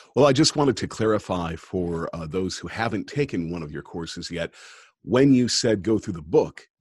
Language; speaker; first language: English; native; English